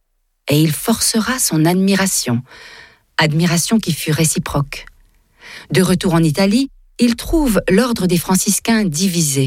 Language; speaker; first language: French; native; French